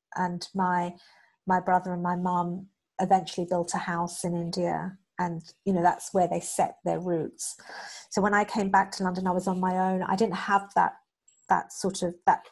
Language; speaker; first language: English; native; English